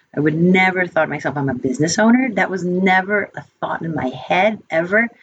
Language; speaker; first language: English; native; English